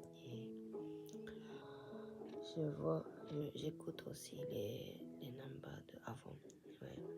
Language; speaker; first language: French; non-native, learner; Japanese